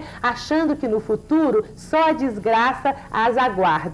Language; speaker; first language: Portuguese; native; Portuguese